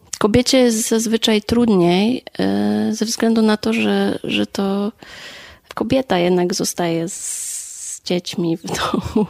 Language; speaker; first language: Polish; native; Polish